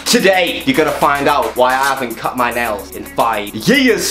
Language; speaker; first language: English; native; English